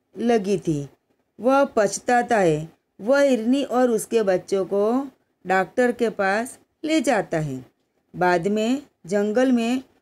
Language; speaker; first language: Hindi; non-native, local second language; Gujarati